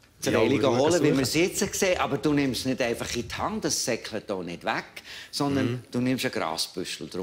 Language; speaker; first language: German; native; German